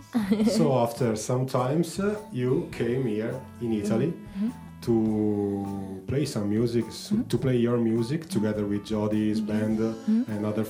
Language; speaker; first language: English; non-native, learner; Italian